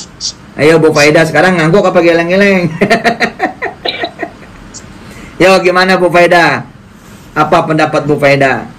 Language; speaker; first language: Indonesian; native; Indonesian